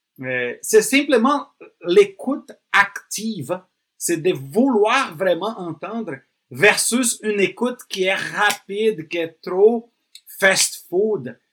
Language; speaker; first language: French; non-native, fluent; Portuguese